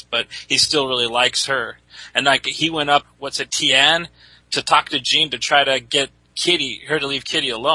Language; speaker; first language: English; native; English